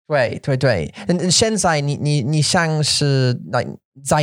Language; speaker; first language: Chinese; non-native, learner; English